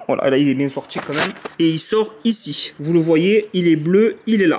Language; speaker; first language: French; native; French